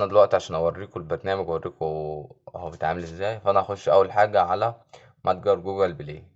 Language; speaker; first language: Arabic; native; Arabic